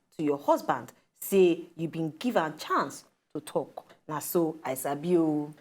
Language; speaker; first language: Nigerian Pidgin; native; Nigerian Pidgin